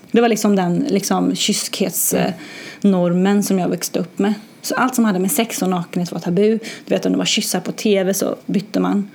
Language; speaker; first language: Swedish; early bilingual, other home language; Arabic